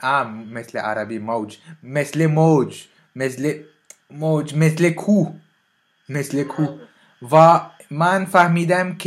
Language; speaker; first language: Persian; non-native, learner; French